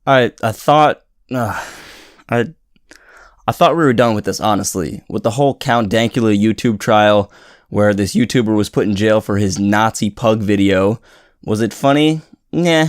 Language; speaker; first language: English; native; English